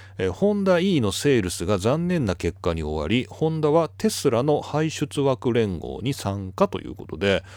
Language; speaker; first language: Japanese; native; Japanese